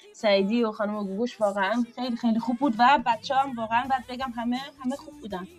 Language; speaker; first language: Persian; early bilingual, heritage; Persian